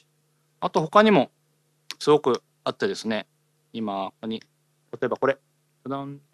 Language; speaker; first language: Japanese; native; Japanese